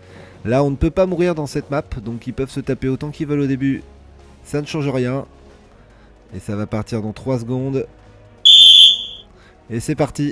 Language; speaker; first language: French; native; French